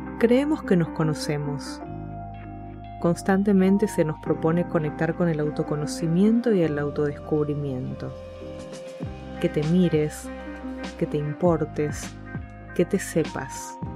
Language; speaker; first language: Spanish; native; Spanish